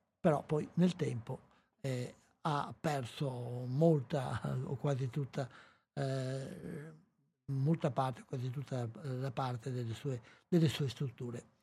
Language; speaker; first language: Italian; native; Italian